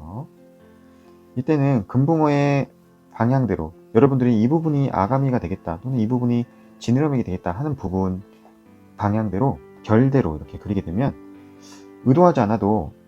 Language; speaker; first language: Korean; native; Korean